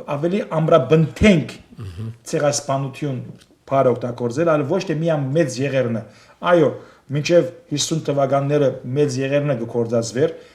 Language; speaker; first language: Armenian; native; Armenian